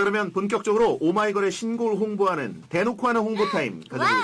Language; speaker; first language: Korean; native; Korean